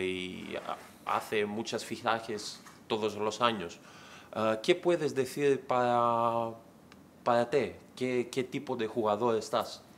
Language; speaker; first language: Spanish; non-native, learner; Greek